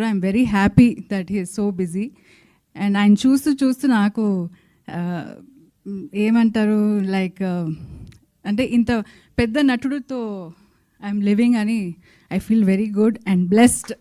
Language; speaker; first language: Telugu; non-native, local second language; Kannada